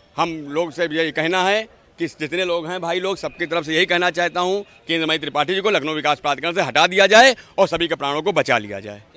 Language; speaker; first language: Hindi; native; Hindi